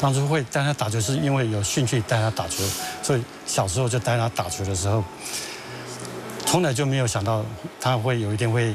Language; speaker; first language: Chinese; native; Chinese